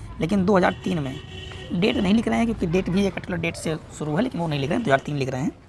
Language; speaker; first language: Hindi; native; Hindi